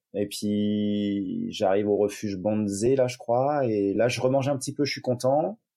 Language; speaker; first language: French; native; French